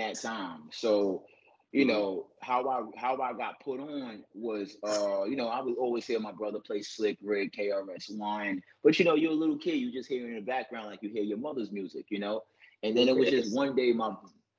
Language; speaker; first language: English; native; English